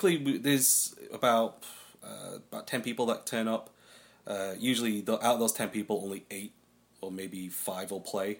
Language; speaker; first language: English; native; English